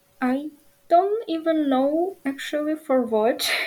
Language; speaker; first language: English; non-native, learner; Ukrainian